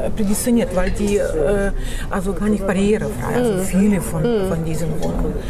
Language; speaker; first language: German; non-native, fluent; Russian